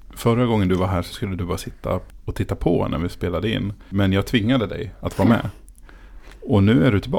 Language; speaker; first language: Swedish; native; Swedish